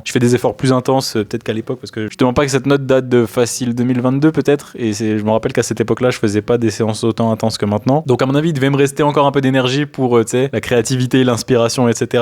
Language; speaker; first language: French; native; French